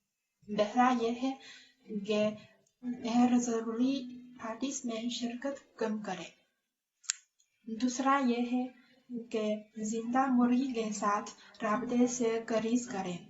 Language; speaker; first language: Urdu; non-native, learner; Chinese